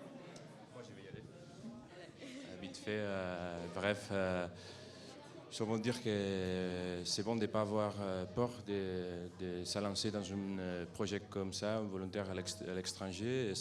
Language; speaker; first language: French; non-native, fluent; Catalan